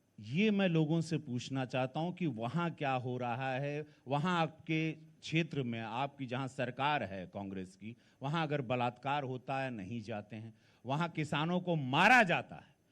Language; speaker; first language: Hindi; native; Hindi